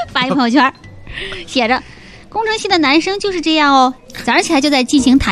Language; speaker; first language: Chinese; native; Chinese